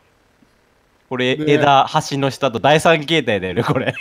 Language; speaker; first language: Japanese; native; Japanese